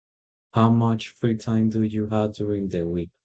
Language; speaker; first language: English; non-native, learner; Spanish